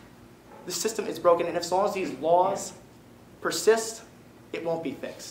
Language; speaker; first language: English; native; English